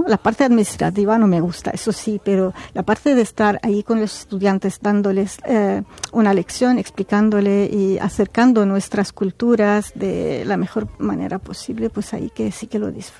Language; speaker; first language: Spanish; non-native, fluent; Arabic